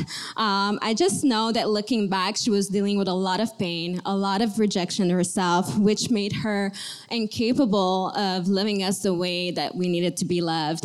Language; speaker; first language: English; native; English